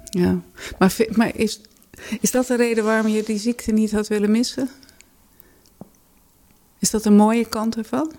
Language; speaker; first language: Dutch; native; Dutch